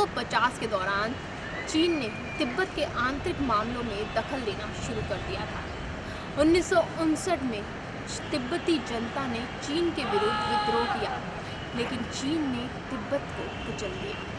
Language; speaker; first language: Hindi; native; Hindi